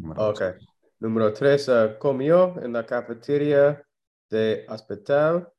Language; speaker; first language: Spanish; non-native, learner; English